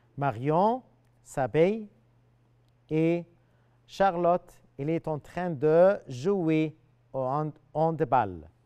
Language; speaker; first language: French; non-native, fluent; Arabic